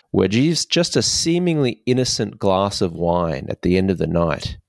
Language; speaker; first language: English; native; English